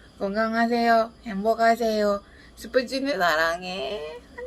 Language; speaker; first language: Korean; non-native, learner; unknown